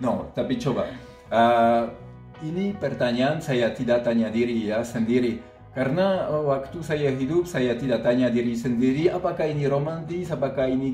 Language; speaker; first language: Indonesian; non-native, fluent; French